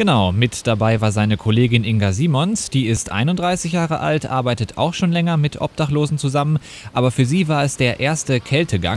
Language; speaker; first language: German; native; German